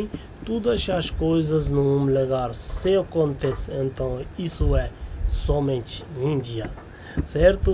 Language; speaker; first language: Portuguese; non-native, learner; Hindi